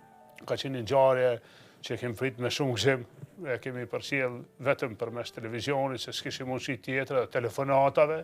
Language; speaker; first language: Albanian; native; Albanian